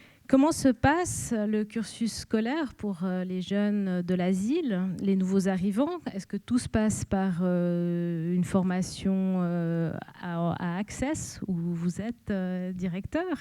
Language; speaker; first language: French; native; French